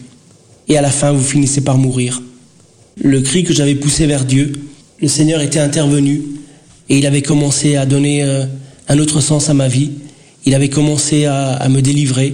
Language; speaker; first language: French; early bilingual, other home language; Portuguese